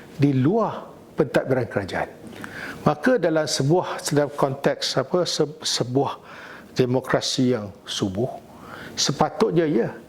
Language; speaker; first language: Malay; non-native, local second language; Chinese